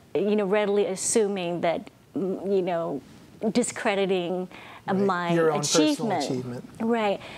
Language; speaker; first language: English; non-native, fluent; Vietnamese